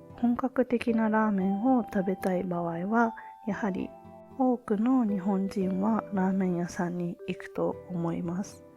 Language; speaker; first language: Japanese; native; Japanese